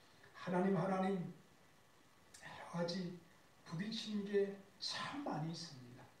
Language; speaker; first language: Korean; native; Korean